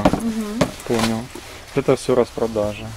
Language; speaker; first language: Russian; native; Russian